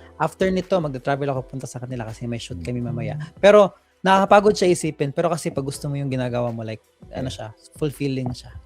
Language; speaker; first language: Filipino; native; Filipino